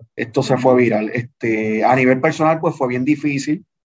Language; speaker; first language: Spanish; native; Spanish